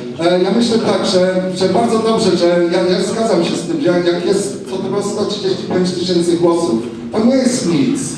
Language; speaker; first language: Polish; non-native, fluent; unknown